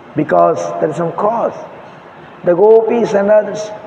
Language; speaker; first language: English; non-native, local second language; Bangla